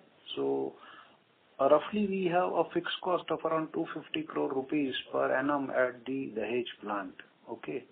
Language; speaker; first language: English; non-native, local second language; Gujarati